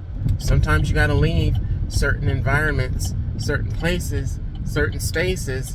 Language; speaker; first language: English; native; English